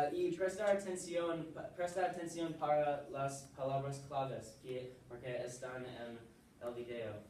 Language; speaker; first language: Spanish; non-native, learner; English